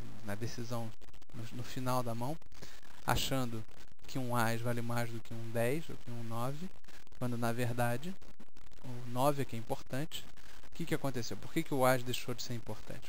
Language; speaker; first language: Portuguese; native; Portuguese